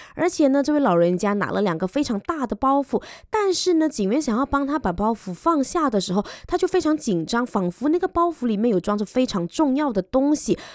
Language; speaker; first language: Chinese; native; Chinese